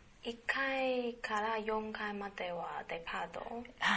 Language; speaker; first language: Japanese; non-native, learner; Chinese